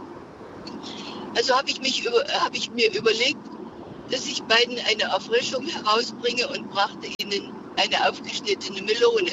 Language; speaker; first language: German; native; German